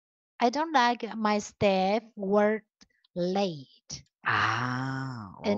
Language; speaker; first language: English; non-native, learner; Chinese